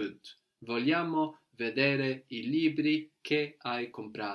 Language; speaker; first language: Italian; non-native, fluent; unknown